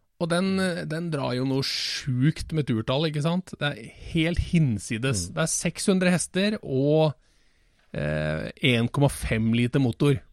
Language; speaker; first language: Norwegian; native; Norwegian